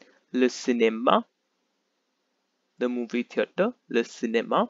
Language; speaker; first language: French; non-native, fluent; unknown